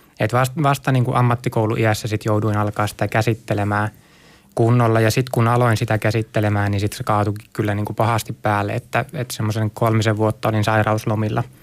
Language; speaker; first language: Finnish; native; Finnish